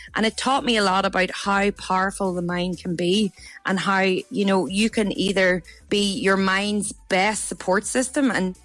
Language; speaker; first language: English; native; English